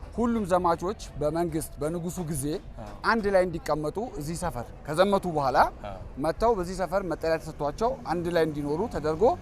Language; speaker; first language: Amharic; native; Amharic